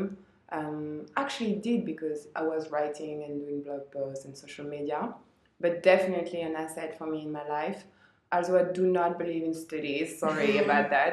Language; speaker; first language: English; non-native, fluent; French